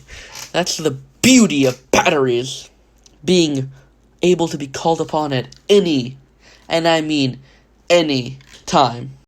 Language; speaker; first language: English; native; English